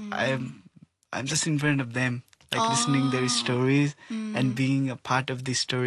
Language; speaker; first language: English; non-native, local second language; Nepali